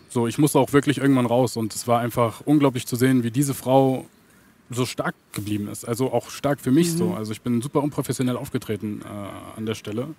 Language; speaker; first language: German; early bilingual, other home language; Arabic